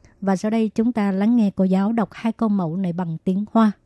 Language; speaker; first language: Vietnamese; native; Vietnamese